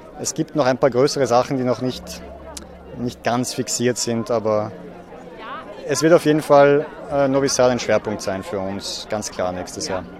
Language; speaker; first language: German; native; German